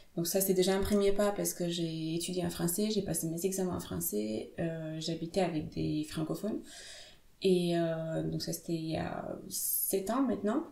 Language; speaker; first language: French; non-native, fluent; Romanian